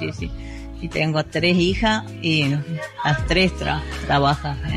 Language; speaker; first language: Spanish; non-native, local second language; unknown